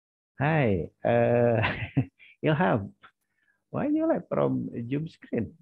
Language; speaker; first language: English; non-native, learner; Indonesian